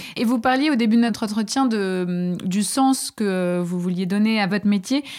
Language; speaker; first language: French; native; French